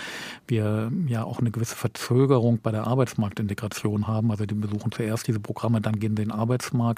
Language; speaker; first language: German; native; German